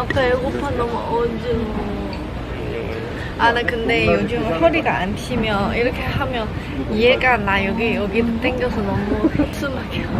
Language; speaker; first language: Korean; non-native, fluent; Chinese